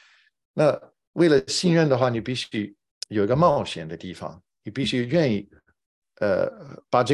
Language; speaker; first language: Chinese; non-native, fluent; English